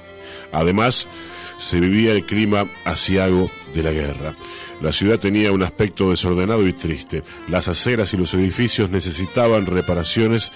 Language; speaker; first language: Spanish; native; Spanish